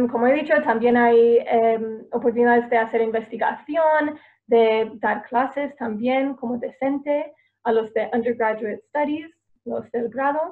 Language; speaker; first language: Spanish; non-native, fluent; English